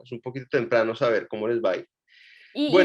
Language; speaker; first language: Spanish; native; Spanish